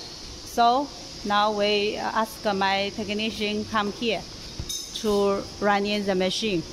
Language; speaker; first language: English; non-native, learner; Chinese